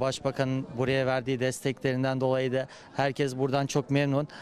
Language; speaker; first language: Turkish; non-native, fluent; Bosnian